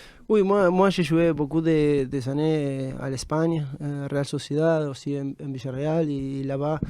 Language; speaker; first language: French; non-native, fluent; Spanish